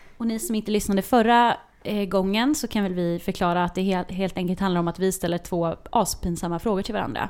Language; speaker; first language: Swedish; native; Swedish